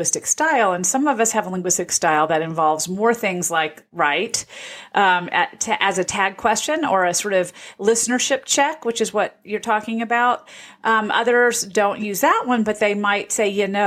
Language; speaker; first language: English; native; English